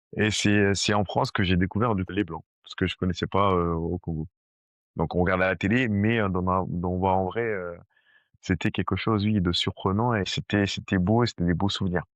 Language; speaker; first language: French; early bilingual, other home language; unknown